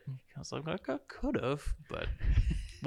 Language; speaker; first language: English; native; English